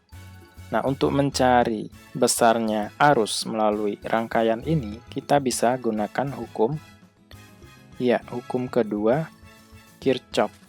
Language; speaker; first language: Indonesian; native; Indonesian